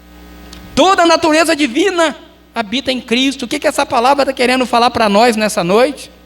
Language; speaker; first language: Portuguese; native; Portuguese